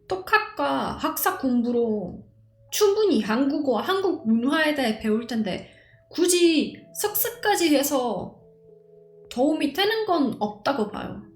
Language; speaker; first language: Korean; non-native, fluent; Czech